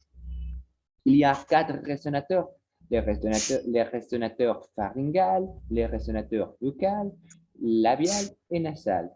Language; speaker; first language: French; non-native, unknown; Spanish